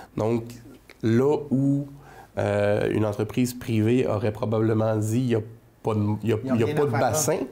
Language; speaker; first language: French; native; French